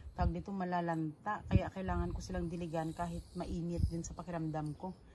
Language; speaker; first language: Filipino; non-native, local second language; Cebuano